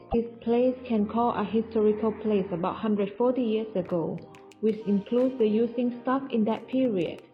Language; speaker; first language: English; non-native, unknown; Thai